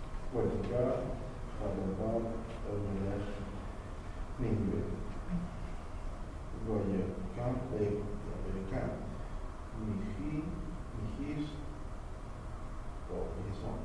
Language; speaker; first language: Hebrew; non-native, learner; English